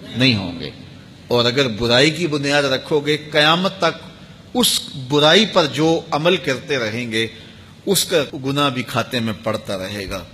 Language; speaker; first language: Urdu; native; Urdu